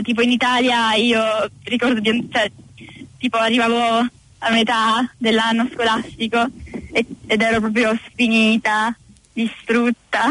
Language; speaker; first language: Italian; native; Italian